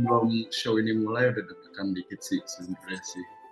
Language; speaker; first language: Indonesian; native; Indonesian